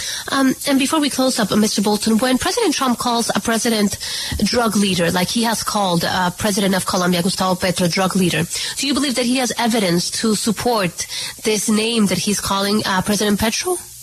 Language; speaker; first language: English; non-native, fluent; Spanish